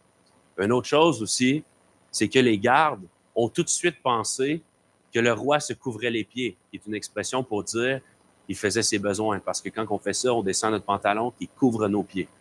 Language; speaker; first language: French; native; French